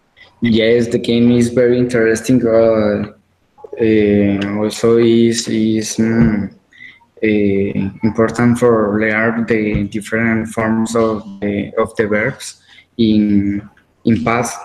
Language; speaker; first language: English; non-native, learner; Spanish